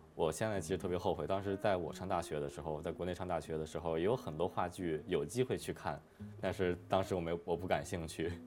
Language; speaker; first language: Chinese; native; Chinese